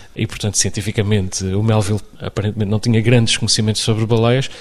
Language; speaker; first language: Portuguese; native; Portuguese